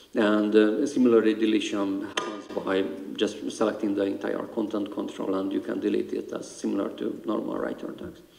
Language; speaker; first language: English; non-native, fluent; Hungarian